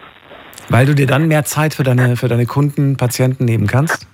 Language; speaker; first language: German; native; German